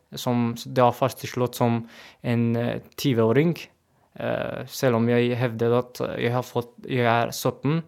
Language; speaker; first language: Norwegian; non-native, fluent; Persian